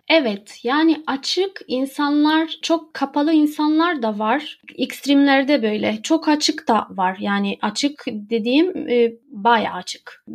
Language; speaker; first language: Turkish; early bilingual, heritage; Turkish